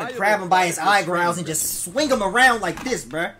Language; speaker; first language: English; native; English